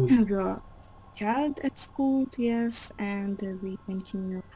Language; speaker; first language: English; non-native, learner; Russian